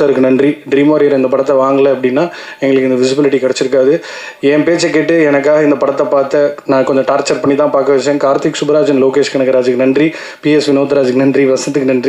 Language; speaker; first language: Tamil; native; Tamil